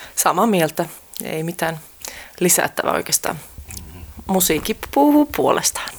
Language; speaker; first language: Finnish; early bilingual, heritage; Finnish